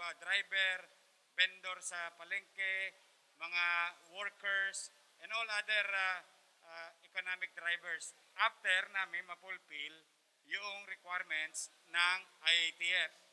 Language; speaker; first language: Filipino; native; Filipino